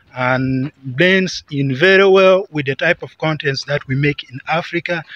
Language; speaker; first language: English; non-native, local second language; Acoli